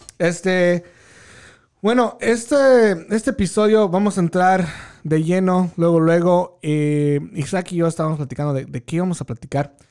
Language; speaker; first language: Spanish; early bilingual, heritage; Spanish